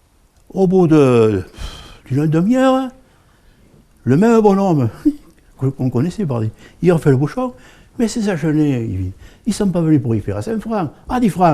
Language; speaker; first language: French; native; French